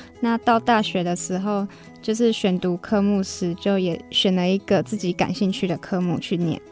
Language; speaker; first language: Chinese; native; Chinese